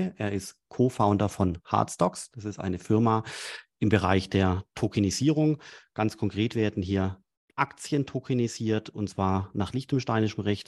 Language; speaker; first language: German; native; German